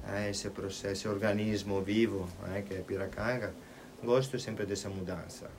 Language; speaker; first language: Portuguese; non-native, fluent; Italian